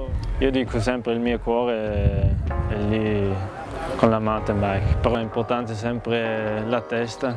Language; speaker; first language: Italian; non-native, local second language; German